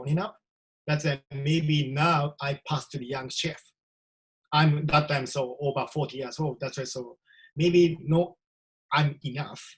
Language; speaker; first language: English; non-native, learner; Japanese